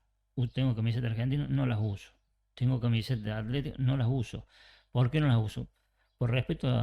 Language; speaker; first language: Spanish; native; Spanish